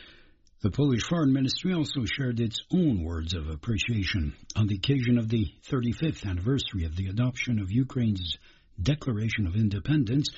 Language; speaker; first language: English; non-native, fluent; Polish